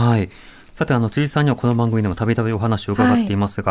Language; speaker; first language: Japanese; native; Japanese